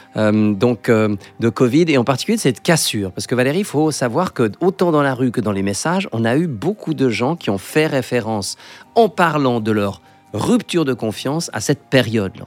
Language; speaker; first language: French; native; French